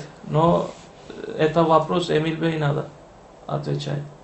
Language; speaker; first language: Russian; non-native, learner; Turkish